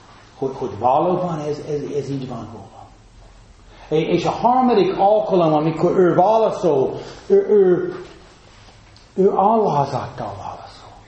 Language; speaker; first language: Hungarian; non-native, fluent; English